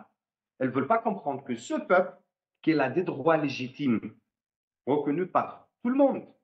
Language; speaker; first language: French; non-native, fluent; Arabic